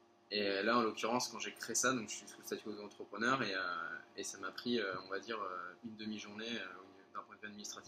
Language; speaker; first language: French; native; French